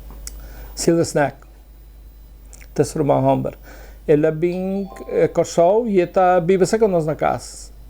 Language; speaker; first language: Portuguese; early bilingual, heritage; Portuguese